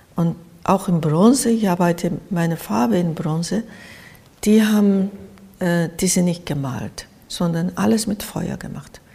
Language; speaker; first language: German; non-native, fluent; Japanese